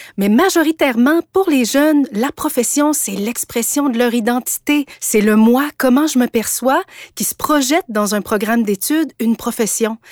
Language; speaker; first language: French; native; French